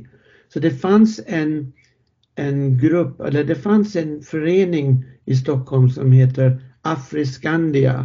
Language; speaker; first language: Swedish; non-native, fluent; English